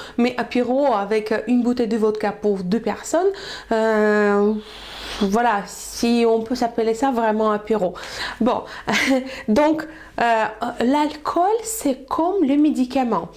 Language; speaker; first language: French; non-native, fluent; Russian